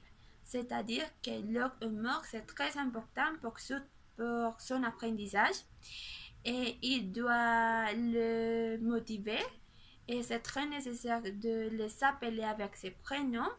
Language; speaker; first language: French; non-native, learner; Spanish